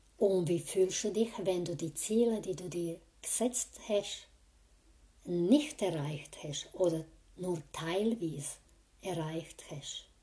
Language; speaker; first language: German; non-native, fluent; Croatian